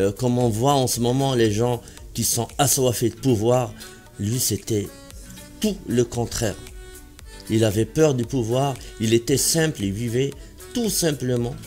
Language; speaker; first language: French; non-native, local second language; Arabic